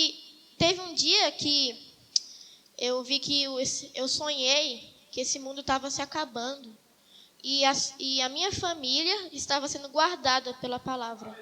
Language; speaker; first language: Portuguese; native; Portuguese